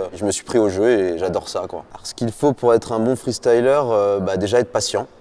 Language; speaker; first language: French; native; French